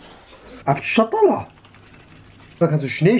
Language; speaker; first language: German; early bilingual, other home language; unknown